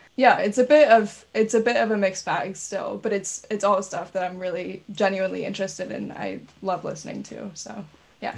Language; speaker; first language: English; native; English